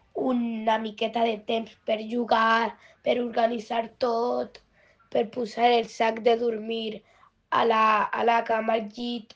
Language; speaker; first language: Catalan; non-native, local second language; Spanish